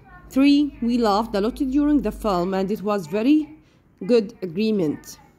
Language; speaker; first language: English; non-native, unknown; Arabic